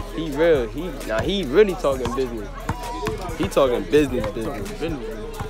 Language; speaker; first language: English; native; English